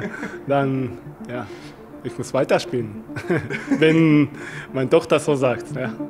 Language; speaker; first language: German; non-native, learner; Japanese